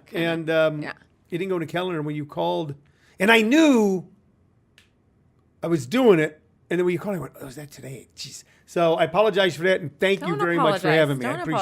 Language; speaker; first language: English; native; English